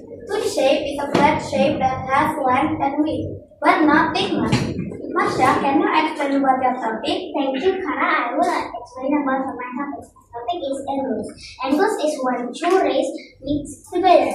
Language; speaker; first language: English; non-native, learner; Indonesian